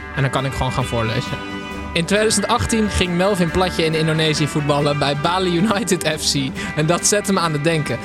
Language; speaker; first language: Dutch; native; Dutch